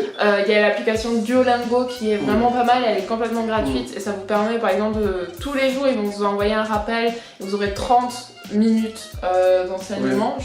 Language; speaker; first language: French; early bilingual, other home language; English